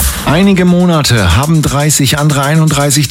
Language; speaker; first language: German; native; German